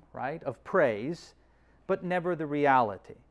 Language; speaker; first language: English; native; English